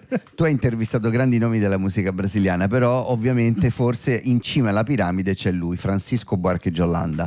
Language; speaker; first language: Italian; native; Italian